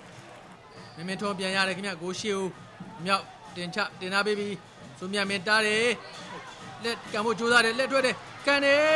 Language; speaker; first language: Burmese; native; Burmese